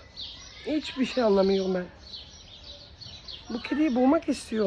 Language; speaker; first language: Turkish; early bilingual, heritage; Turkish